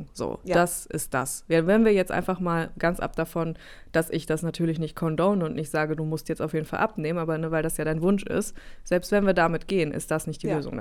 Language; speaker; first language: German; native; German